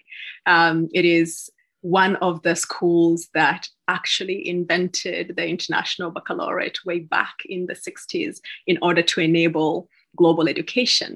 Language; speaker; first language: English; non-native, local second language; Gusii